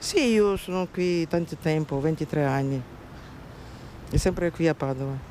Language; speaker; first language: Italian; non-native, learner; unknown